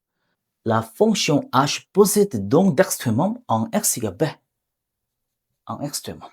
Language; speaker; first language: French; non-native, learner; Korean